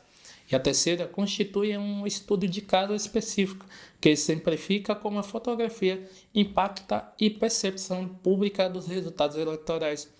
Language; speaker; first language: Portuguese; native; Portuguese